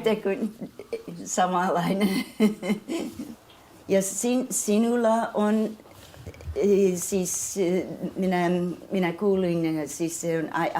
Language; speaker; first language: Finnish; non-native, learner; English